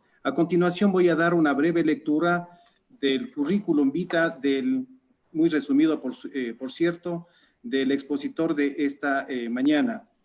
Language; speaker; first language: Spanish; native; Spanish